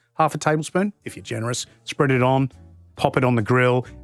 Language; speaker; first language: English; native; English